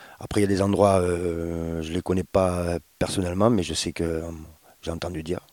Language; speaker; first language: French; early bilingual, other home language; Spanish